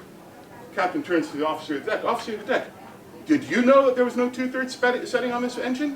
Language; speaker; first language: English; native; English